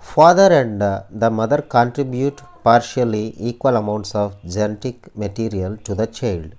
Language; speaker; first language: English; non-native, local second language; Telugu